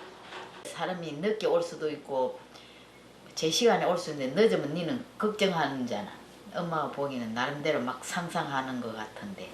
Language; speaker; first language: Korean; native; Korean